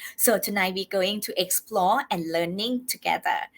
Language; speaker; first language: English; non-native, fluent; Thai